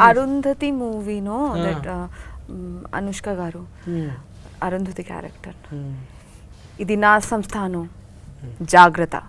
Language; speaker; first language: Telugu; non-native, learner; Bangla